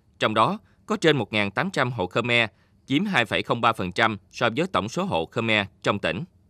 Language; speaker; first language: Vietnamese; native; Vietnamese